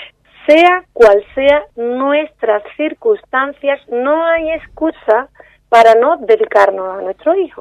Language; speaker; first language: Spanish; native; Spanish